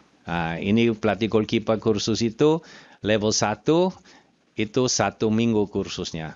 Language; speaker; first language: Indonesian; non-native, fluent; German